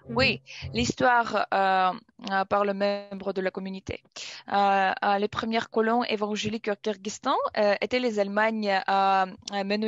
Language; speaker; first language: French; non-native, learner; Russian